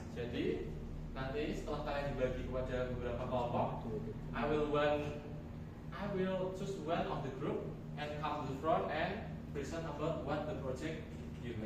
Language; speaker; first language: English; non-native, fluent; Indonesian